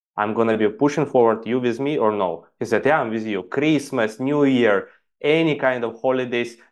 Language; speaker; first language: English; non-native, fluent; Ukrainian